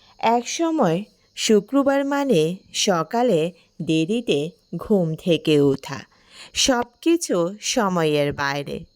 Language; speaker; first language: Bangla; non-native, local second language; Marma